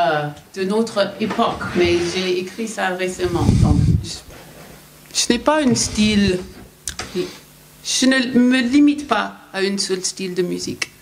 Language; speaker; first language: French; non-native, learner; English